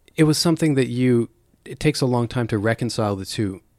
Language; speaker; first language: English; native; English